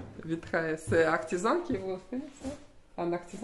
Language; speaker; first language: French; non-native, learner; Russian